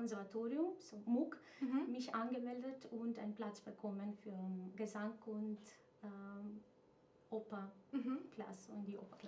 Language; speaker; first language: German; non-native, fluent; Macedonian